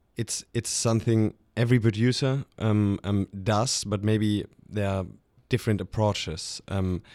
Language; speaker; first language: English; non-native, fluent; German